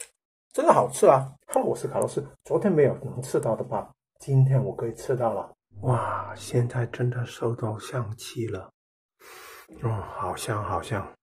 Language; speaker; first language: Chinese; non-native, local second language; Cantonese